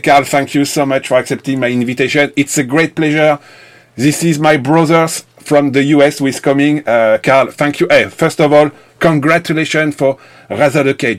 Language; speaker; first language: English; non-native, learner; French